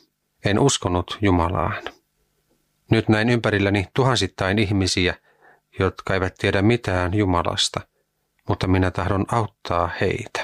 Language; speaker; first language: Finnish; native; Finnish